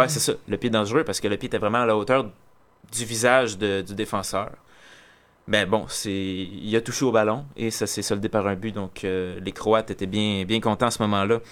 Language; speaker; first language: French; native; French